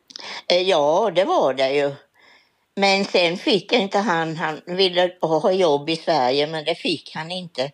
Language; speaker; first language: Swedish; native; Swedish